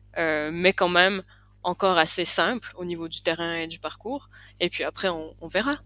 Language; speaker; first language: French; native; French